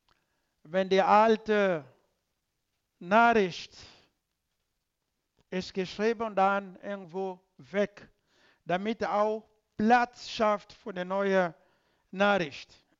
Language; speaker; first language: German; non-native, learner; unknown